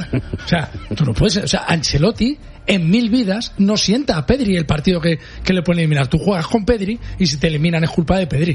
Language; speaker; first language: Spanish; native; Spanish